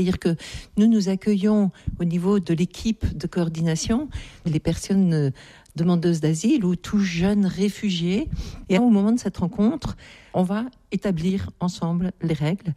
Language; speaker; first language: French; native; French